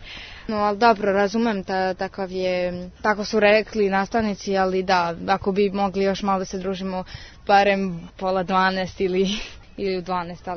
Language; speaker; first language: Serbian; early bilingual, heritage; Serbian